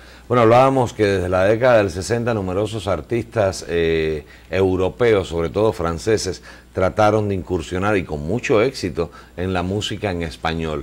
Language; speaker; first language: Spanish; native; Spanish